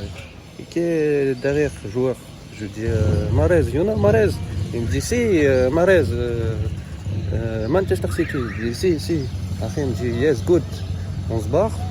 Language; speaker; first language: French; native; French